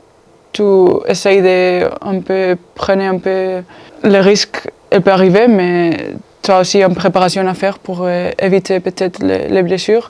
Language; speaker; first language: French; non-native, fluent; Spanish